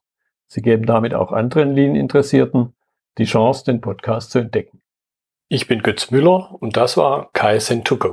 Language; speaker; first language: German; native; German